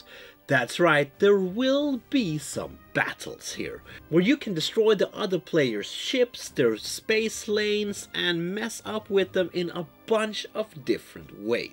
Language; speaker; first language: English; non-native, fluent; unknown